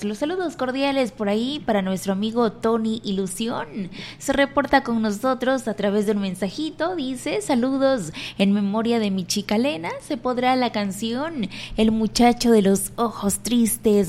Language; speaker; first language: Spanish; native; Spanish